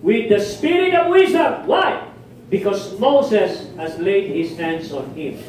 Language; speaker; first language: English; non-native, local second language; Filipino